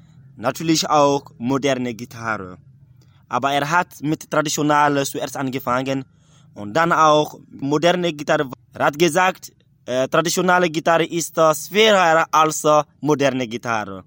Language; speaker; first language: German; non-native, learner; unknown